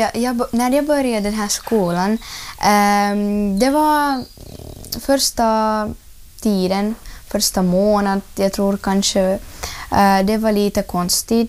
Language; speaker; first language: Swedish; non-native, learner; Russian